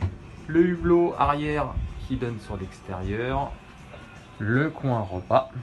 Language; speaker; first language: French; native; French